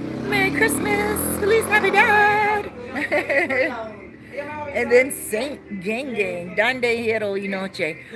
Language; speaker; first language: Spanish; non-native, learner; English